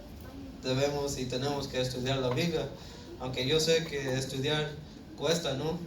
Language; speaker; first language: Spanish; early bilingual, heritage; Spanish